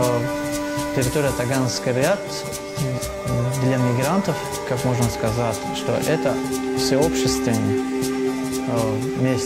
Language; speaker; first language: Russian; non-native, local second language; Tajik